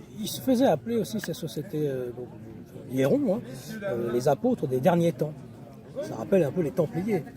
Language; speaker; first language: French; native; French